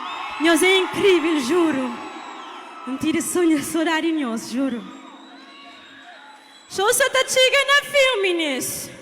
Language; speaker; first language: Portuguese; non-native, local second language; Kabuverdianu